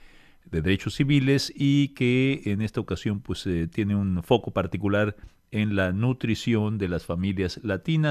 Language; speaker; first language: Spanish; native; Spanish